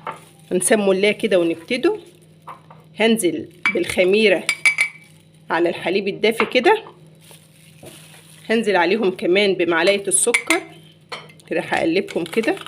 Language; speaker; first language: Arabic; native; Arabic